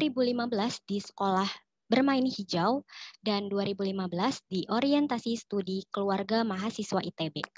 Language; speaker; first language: Indonesian; native; Indonesian